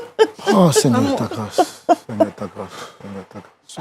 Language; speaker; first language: French; native; French